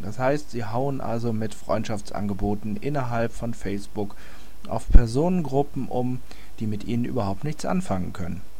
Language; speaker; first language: German; native; German